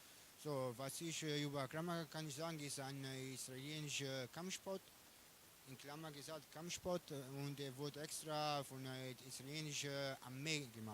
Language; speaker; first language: German; non-native, learner; Italian